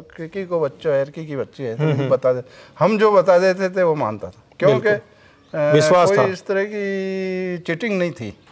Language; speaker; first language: Hindi; native; Hindi